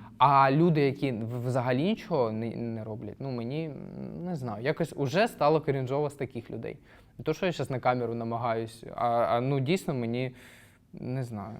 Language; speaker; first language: Ukrainian; native; Ukrainian